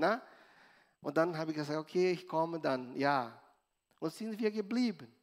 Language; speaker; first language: German; non-native, learner; Portuguese